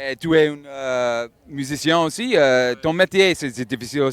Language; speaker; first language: French; non-native, learner; English